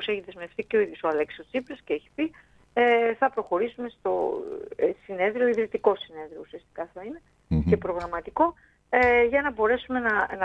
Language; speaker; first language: Greek; native; Greek